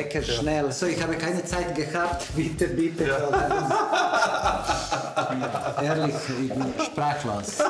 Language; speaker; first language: German; non-native, learner; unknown